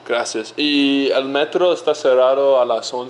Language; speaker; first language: Spanish; non-native, learner; English